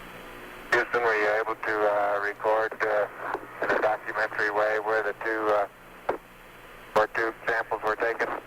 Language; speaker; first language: English; native; English